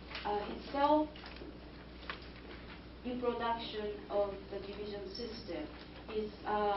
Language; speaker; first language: English; non-native, fluent; Japanese